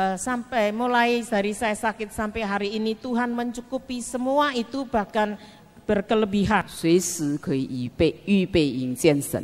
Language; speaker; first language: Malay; non-native, local second language; Chinese